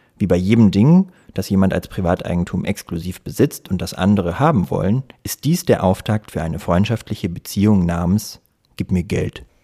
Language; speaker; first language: German; early bilingual, other home language; Russian